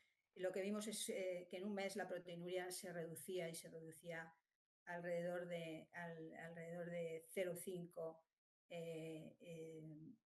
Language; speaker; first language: Spanish; native; Spanish